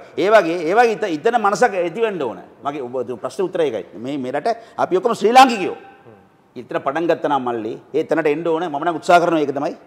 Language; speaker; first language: Sinhala; non-native, local second language; Tamil